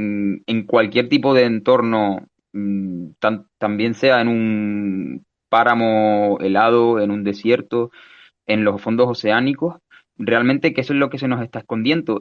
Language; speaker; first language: Spanish; native; Spanish